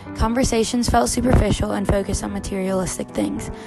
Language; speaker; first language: English; native; English